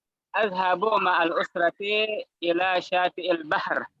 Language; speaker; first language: Arabic; non-native, learner; Indonesian